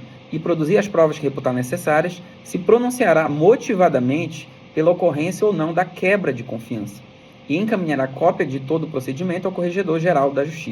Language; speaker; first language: Portuguese; native; Portuguese